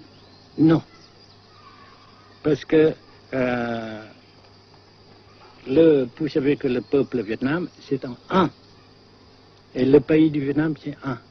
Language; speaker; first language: French; non-native, local second language; Vietnamese